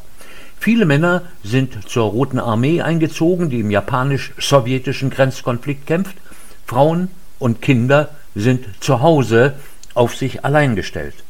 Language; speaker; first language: German; native; German